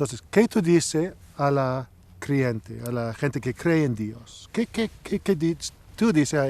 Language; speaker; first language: Spanish; non-native, learner; English